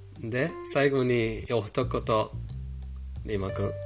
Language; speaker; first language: Japanese; non-native, fluent; Persian